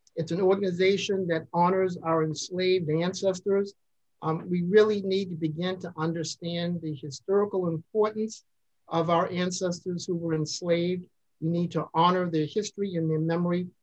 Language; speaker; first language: English; native; English